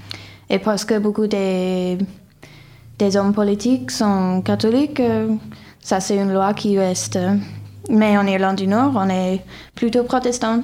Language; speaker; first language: French; non-native, fluent; English